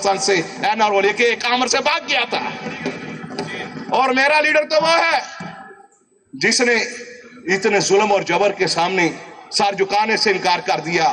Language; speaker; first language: Urdu; non-native, local second language; Punjabi